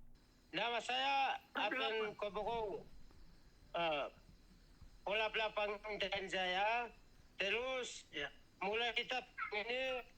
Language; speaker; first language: Indonesian; non-native, local second language; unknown